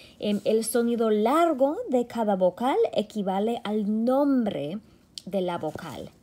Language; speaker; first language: Spanish; non-native, fluent; English